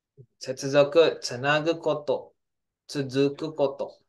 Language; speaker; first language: Japanese; non-native, fluent; Filipino